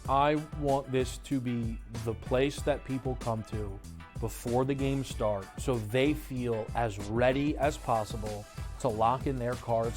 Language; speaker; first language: English; native; English